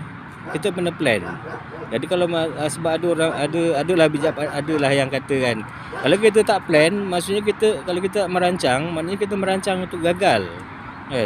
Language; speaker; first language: Malay; native; Malay